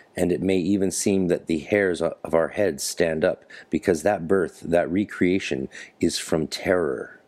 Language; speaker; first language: English; native; English